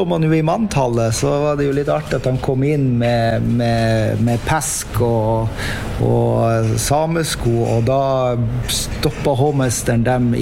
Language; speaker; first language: Norwegian; native; Norwegian